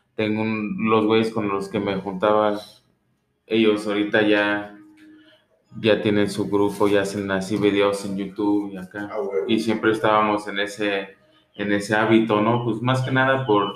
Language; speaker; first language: Spanish; early bilingual, heritage; Spanish